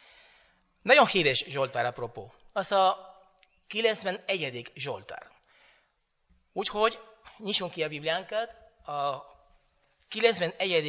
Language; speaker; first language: Hungarian; non-native, learner; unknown